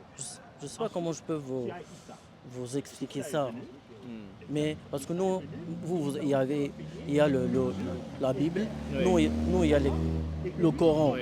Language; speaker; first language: French; non-native, learner; Arabic